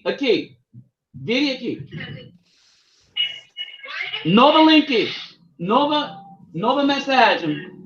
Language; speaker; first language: Portuguese; non-native, learner; English